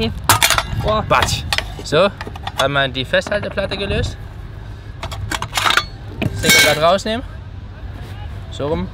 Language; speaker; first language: German; native; German